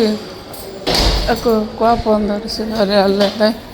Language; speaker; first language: Italian; non-native, learner; Bangla